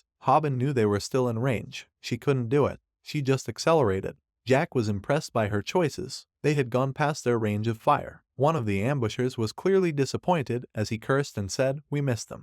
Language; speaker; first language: English; non-native, local second language; Hindi